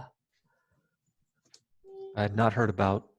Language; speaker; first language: English; native; English